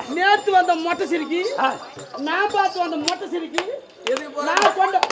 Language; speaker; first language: Tamil; native; Tamil